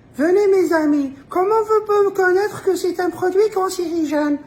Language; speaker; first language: French; non-native, local second language; Arabic